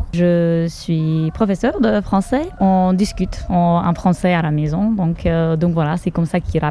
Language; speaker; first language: French; non-native, fluent; Slovak